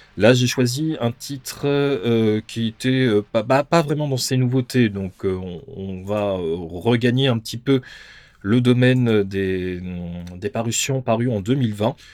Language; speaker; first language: French; native; French